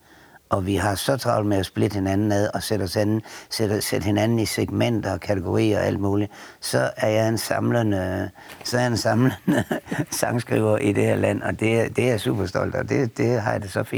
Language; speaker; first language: Danish; native; Danish